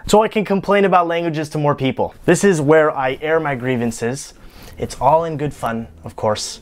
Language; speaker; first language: English; native; English